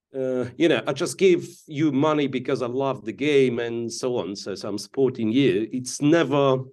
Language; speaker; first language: English; non-native, fluent; Russian